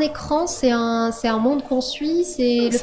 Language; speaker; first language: French; native; French